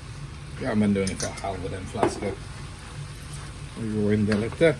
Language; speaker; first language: Swedish; non-native, fluent; English